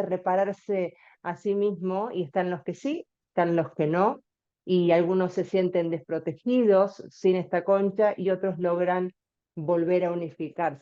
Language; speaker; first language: Spanish; native; Spanish